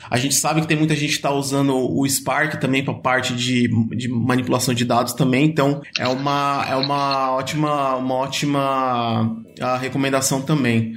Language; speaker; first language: Portuguese; native; Portuguese